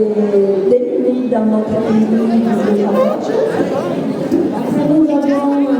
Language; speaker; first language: French; non-native, fluent; Khmer